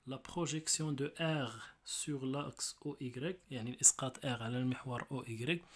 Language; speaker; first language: French; non-native, local second language; Arabic